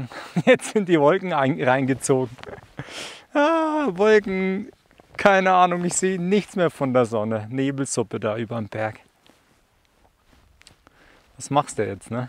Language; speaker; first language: German; native; German